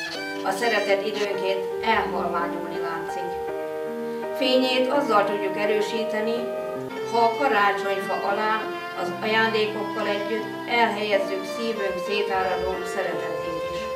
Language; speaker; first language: Hungarian; native; Hungarian